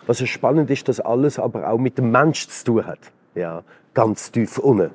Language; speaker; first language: German; native; German